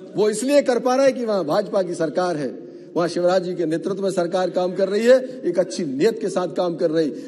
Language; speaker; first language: Hindi; native; Hindi